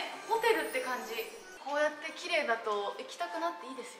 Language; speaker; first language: Japanese; native; Japanese